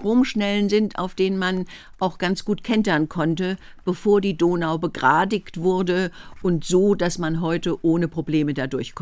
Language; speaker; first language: German; native; German